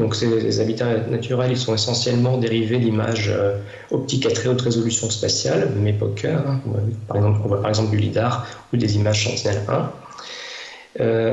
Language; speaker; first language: French; native; French